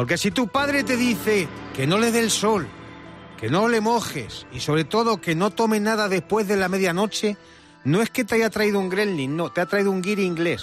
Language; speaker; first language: Spanish; native; Spanish